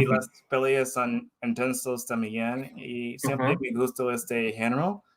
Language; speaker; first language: Spanish; non-native, fluent; English